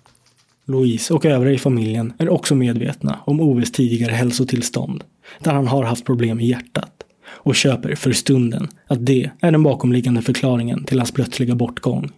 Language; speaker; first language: Swedish; native; Swedish